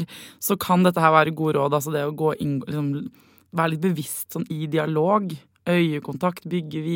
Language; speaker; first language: Norwegian; native; Norwegian